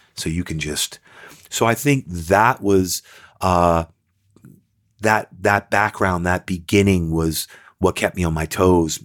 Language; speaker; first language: English; native; English